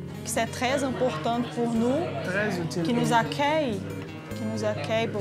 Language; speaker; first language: French; non-native, learner; Portuguese